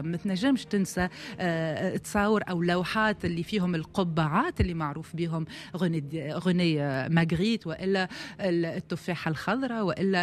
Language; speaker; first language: Arabic; native; Arabic